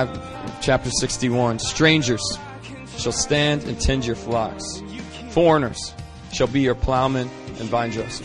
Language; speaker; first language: English; native; English